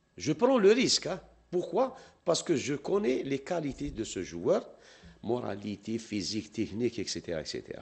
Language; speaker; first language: French; non-native, local second language; Arabic